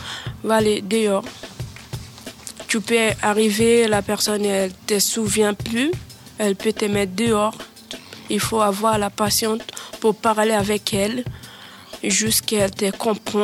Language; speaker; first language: French; non-native, learner; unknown